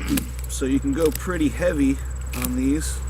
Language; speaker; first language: English; native; English